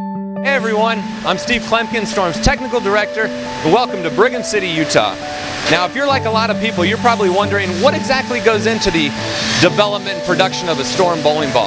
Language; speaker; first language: English; native; English